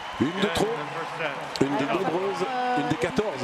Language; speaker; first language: French; native; French